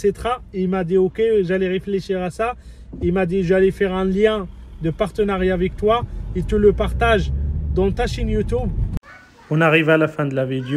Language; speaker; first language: French; non-native, fluent; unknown